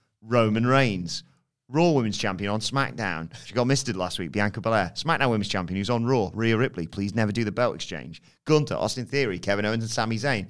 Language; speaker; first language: English; native; English